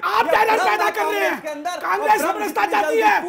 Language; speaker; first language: Hindi; native; Hindi